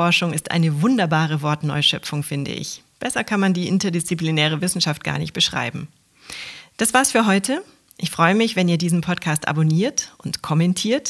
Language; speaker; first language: German; native; German